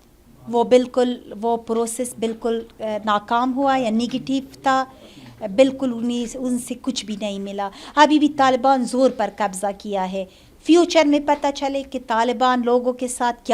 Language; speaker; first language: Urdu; non-native, learner; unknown